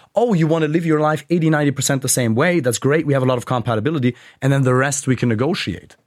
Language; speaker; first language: English; non-native, fluent; German